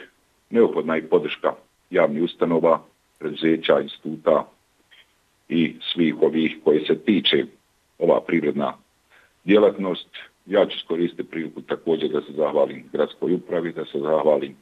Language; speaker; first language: Bosnian; native; Bosnian